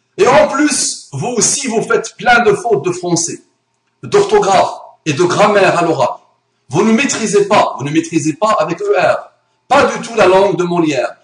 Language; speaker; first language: French; early bilingual, other home language; Arabic